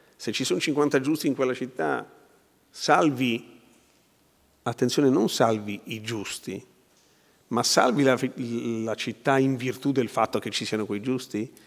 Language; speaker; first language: Italian; native; Italian